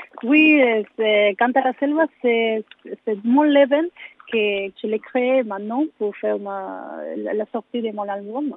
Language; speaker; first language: French; non-native, learner; Spanish